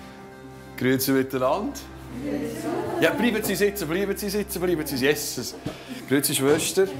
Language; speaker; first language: German; native; German